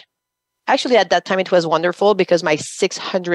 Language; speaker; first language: English; non-native, fluent; French